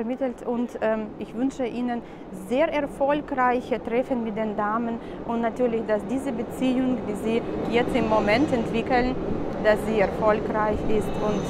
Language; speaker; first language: German; non-native, fluent; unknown